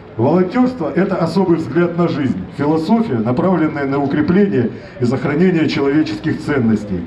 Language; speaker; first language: Russian; native; Russian